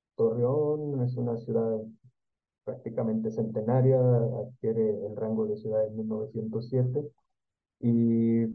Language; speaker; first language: Spanish; native; Spanish